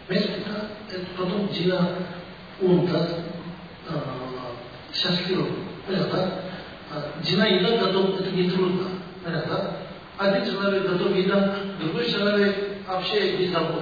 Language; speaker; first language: Russian; non-native, learner; Tibetan